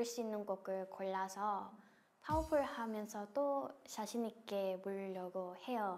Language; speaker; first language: Korean; non-native, learner; Thai